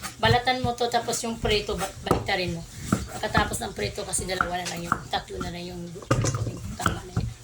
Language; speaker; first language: Filipino; non-native, local second language; Cebuano